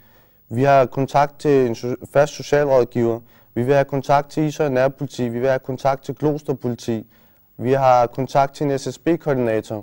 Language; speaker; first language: Danish; early bilingual, other home language; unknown